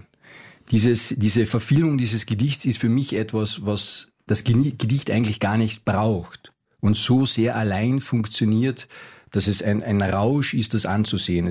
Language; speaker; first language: German; native; German